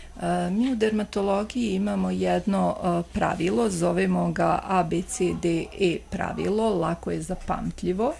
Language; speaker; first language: Croatian; native; Croatian